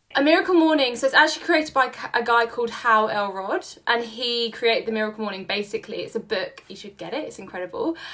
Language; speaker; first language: English; native; English